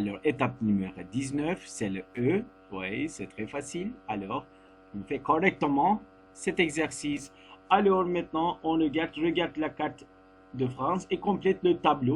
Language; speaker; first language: French; non-native, fluent; Turkish